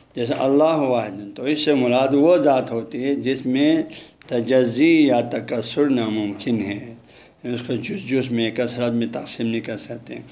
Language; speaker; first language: Urdu; non-native, local second language; Balti